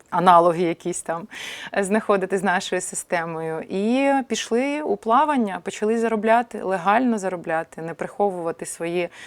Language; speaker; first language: Ukrainian; native; Ukrainian